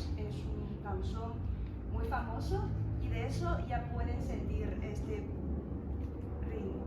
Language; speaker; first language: Spanish; non-native, fluent; Chinese